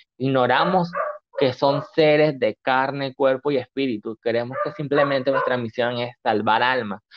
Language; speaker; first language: Spanish; native; Spanish